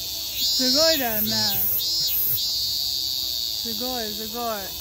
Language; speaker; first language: Japanese; non-native, fluent; Czech